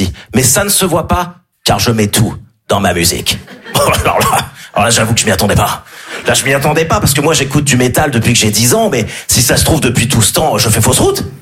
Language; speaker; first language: French; native; French